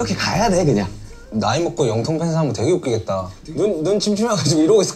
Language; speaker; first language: Korean; native; Korean